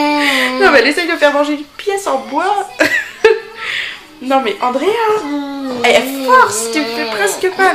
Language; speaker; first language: French; native; French